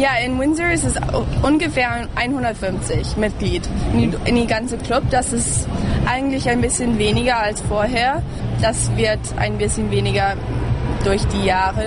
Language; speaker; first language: German; early bilingual, heritage; English